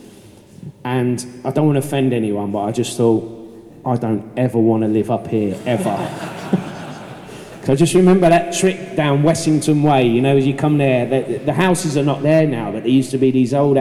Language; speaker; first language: English; native; English